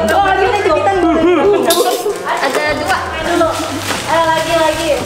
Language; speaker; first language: Indonesian; native; Indonesian